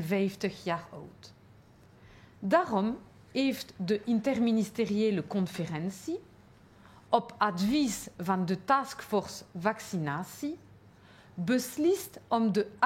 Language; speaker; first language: Dutch; non-native, local second language; French